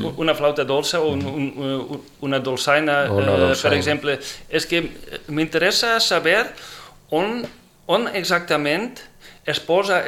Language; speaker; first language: Catalan; non-native, fluent; Dutch